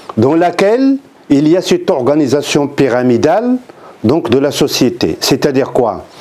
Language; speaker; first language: French; non-native, local second language; Arabic